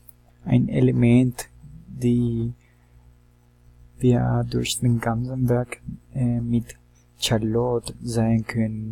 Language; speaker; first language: German; non-native, learner; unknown